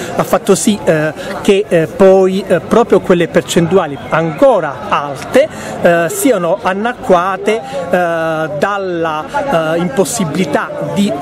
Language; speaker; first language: Italian; native; Italian